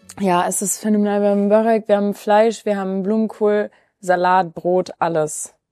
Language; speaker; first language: German; native; German